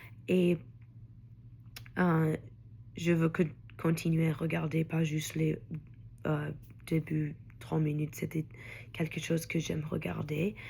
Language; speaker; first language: French; non-native, learner; English